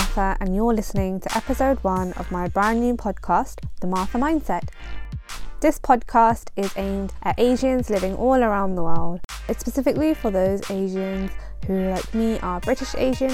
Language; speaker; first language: English; non-native, local second language; Punjabi